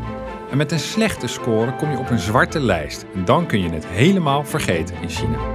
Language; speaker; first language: Dutch; native; Dutch